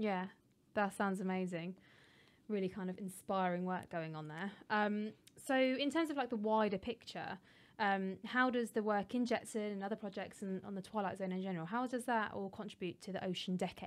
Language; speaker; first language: English; native; English